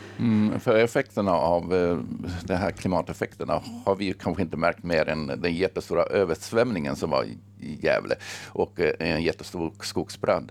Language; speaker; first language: Swedish; native; Swedish